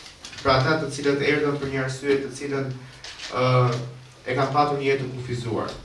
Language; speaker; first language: Albanian; native; Albanian